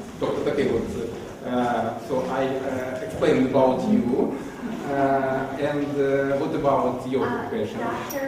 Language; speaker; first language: English; non-native, learner; Ukrainian